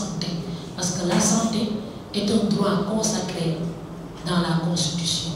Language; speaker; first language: French; non-native, local second language; Wolof